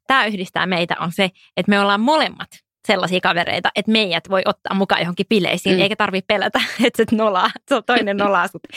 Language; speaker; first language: Finnish; non-native, local second language; Swedish